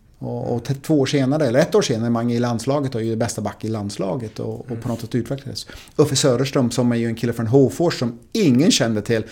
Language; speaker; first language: Swedish; non-native, fluent; English